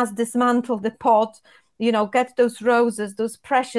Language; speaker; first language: English; non-native, fluent; Polish